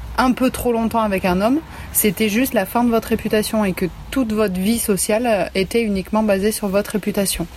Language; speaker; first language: French; native; French